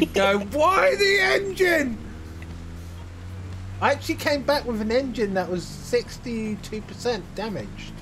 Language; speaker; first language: English; native; English